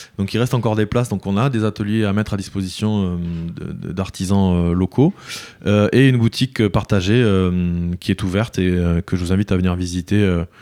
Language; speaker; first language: French; native; French